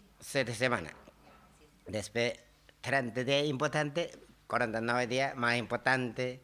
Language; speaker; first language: Spanish; non-native, learner; Tibetan